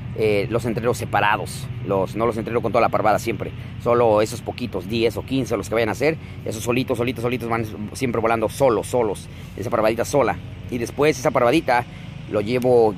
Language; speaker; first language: Spanish; native; Spanish